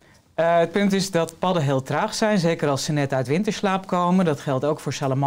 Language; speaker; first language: Dutch; native; Dutch